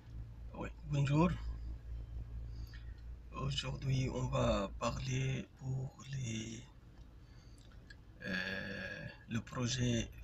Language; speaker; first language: French; non-native, fluent; Arabic